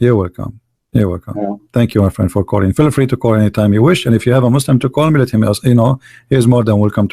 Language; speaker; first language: English; non-native, fluent; Arabic